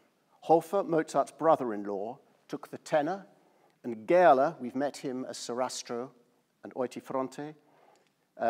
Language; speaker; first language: English; native; English